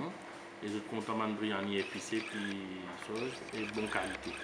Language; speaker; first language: French; non-native, learner; Morisyen